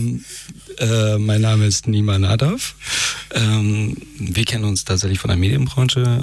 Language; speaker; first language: German; early bilingual, other home language; Persian